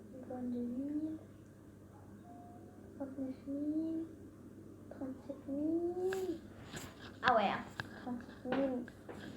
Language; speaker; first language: French; native; French